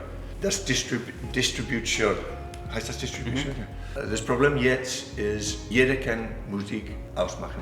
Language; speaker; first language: German; non-native, learner; English